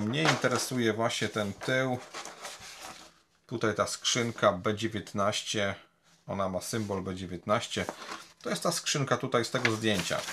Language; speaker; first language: Polish; native; Polish